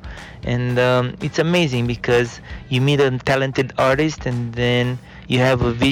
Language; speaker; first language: English; non-native, fluent; Romanian